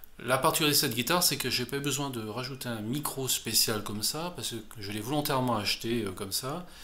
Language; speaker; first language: French; native; French